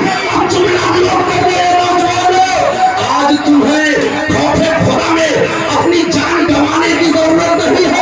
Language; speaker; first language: Urdu; native; Urdu